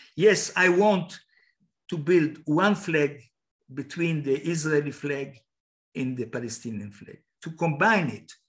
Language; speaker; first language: English; non-native, fluent; Hebrew